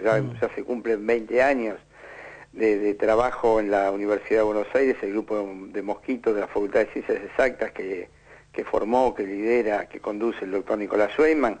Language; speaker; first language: Spanish; native; Spanish